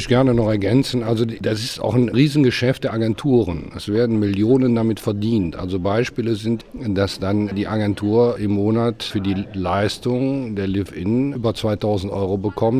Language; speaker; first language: German; native; German